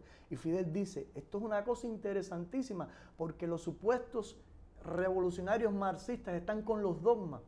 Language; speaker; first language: Spanish; native; Spanish